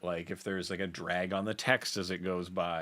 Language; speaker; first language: English; native; English